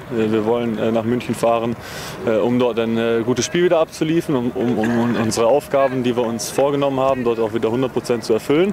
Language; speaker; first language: German; native; German